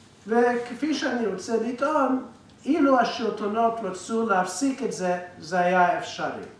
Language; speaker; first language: Hebrew; non-native, fluent; English